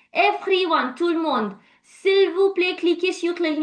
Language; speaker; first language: French; non-native, fluent; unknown